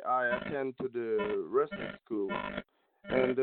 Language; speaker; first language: English; non-native, learner; Russian